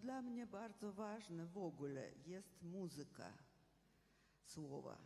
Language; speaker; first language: Polish; non-native, fluent; Russian